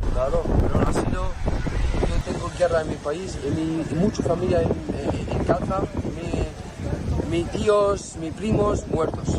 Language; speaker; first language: Spanish; non-native, learner; Arabic